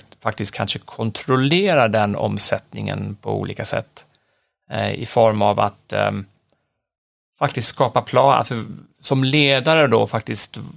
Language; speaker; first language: Swedish; early bilingual, other home language; English